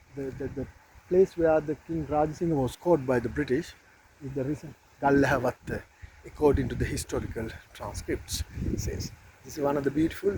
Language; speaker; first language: English; non-native, local second language; Sinhala